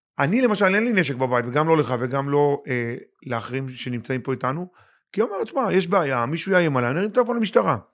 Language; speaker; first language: Hebrew; native; Hebrew